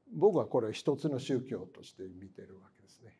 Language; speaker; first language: Japanese; non-native, fluent; English